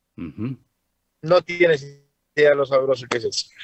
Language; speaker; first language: Spanish; native; Spanish